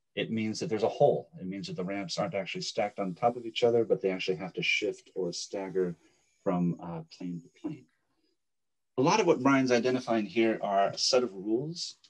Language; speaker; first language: English; native; English